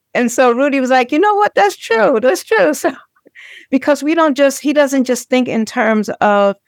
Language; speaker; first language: English; native; English